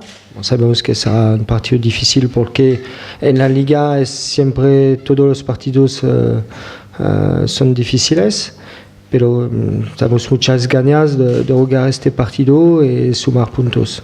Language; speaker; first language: Spanish; non-native, fluent; French